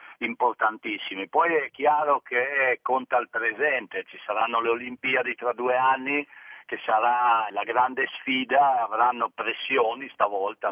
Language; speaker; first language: Italian; native; Italian